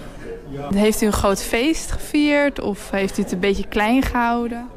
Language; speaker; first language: Dutch; native; Dutch